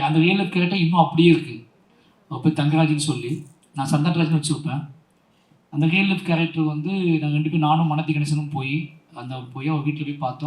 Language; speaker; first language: Tamil; native; Tamil